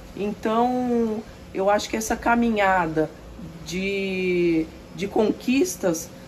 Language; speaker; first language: Portuguese; native; Portuguese